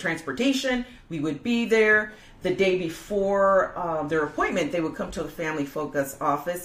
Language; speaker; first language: English; early bilingual, other home language; Spanish